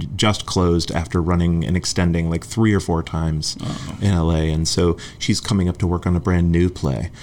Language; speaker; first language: English; native; English